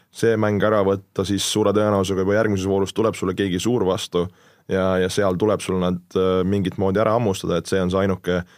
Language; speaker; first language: Estonian; native; Estonian